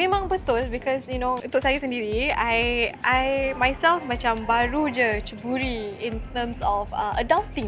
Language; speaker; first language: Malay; native; Malay